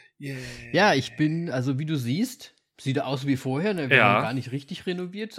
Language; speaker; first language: German; native; German